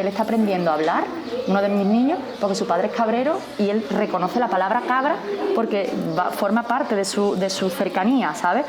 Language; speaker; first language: Spanish; native; Spanish